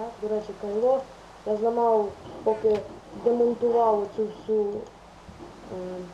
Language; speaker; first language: Ukrainian; native; Ukrainian